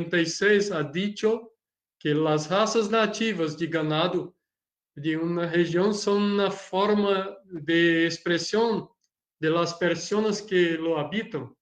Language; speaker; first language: Spanish; non-native, learner; Portuguese